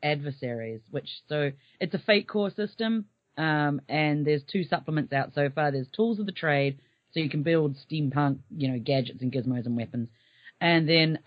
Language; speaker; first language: English; native; English